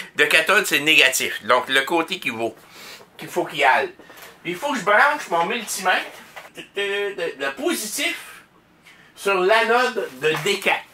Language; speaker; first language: French; native; French